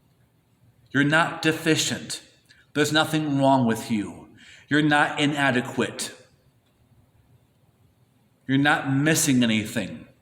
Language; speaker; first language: English; native; English